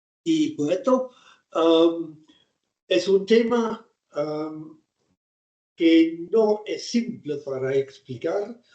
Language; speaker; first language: Spanish; non-native, fluent; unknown